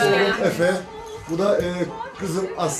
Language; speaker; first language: Turkish; native; Turkish